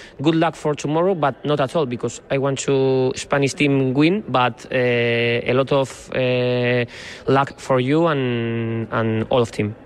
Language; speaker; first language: English; non-native, learner; Spanish